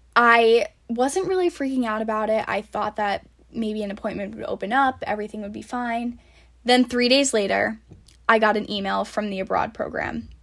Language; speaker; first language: English; native; English